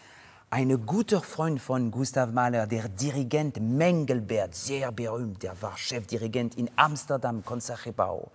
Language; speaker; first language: German; non-native, fluent; French